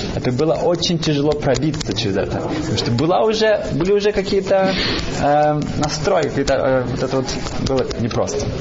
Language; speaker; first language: Russian; early bilingual, heritage; Russian